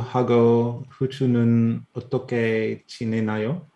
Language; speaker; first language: Korean; non-native, learner; English